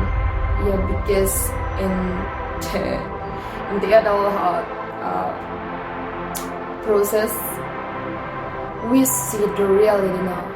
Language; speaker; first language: English; non-native, fluent; Indonesian